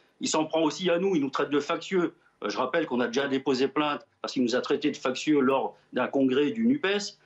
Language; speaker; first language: French; native; French